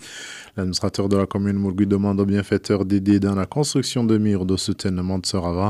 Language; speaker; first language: French; non-native, local second language; Rundi